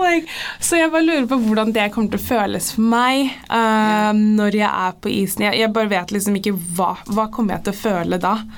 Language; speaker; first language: Norwegian; early bilingual, other home language; English